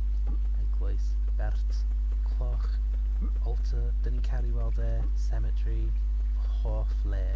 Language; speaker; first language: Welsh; non-native, learner; English